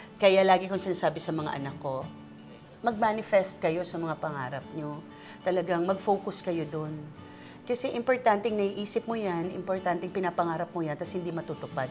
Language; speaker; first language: Filipino; non-native, local second language; Waray